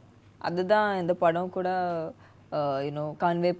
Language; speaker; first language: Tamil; non-native, fluent; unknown